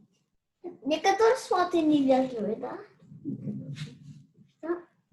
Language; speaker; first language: Russian; early bilingual, heritage; Russian